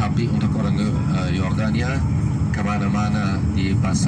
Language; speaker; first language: Indonesian; non-native, learner; Arabic